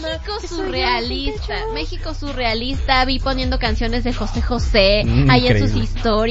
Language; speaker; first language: Spanish; native; Spanish